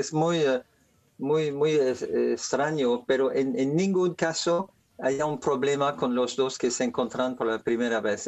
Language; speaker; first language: Spanish; non-native, learner; French